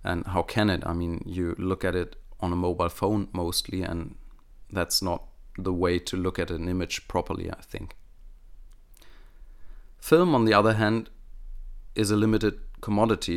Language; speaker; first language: English; non-native, fluent; German